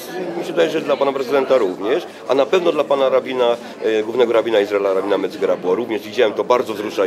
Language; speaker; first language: Polish; native; Polish